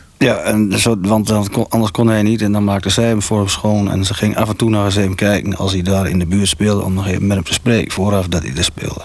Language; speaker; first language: Dutch; native; Dutch